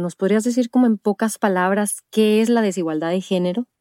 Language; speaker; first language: Spanish; native; Spanish